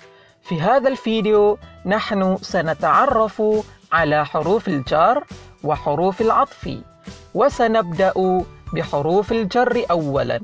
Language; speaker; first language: Arabic; non-native, fluent; Malay